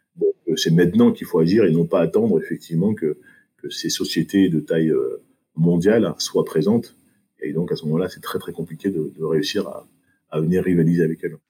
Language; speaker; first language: French; early bilingual, other home language; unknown